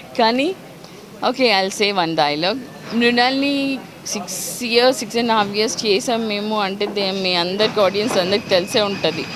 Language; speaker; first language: Telugu; non-native, local second language; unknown